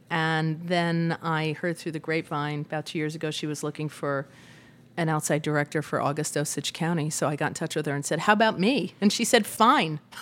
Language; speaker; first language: English; native; English